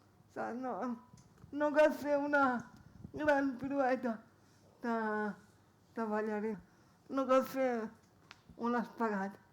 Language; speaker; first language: Catalan; non-native, local second language; Spanish